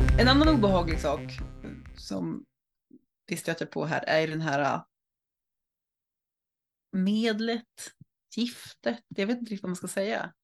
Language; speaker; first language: Swedish; native; Swedish